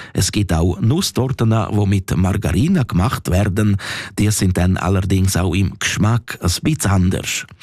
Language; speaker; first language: German; non-native, local second language; Romansh